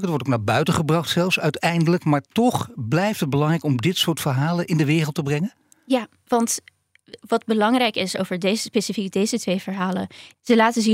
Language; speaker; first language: Dutch; native; Dutch